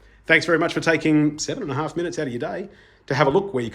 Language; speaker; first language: English; native; English